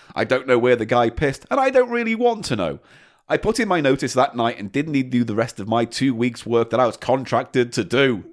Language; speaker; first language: English; native; English